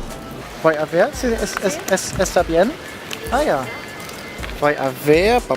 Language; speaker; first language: Spanish; non-native, learner; German